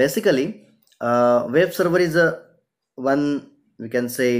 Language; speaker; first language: English; non-native, local second language; Marathi